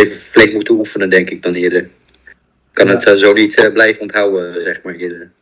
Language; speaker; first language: Dutch; native; Dutch